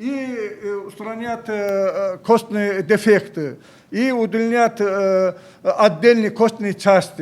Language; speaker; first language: Russian; native; Russian